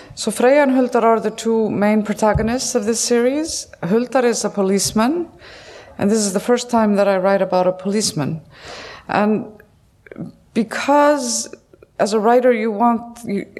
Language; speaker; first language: English; non-native, fluent; Icelandic